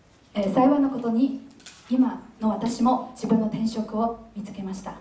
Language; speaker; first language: Japanese; non-native, fluent; Chinese